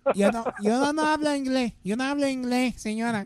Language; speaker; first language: Spanish; non-native, learner; English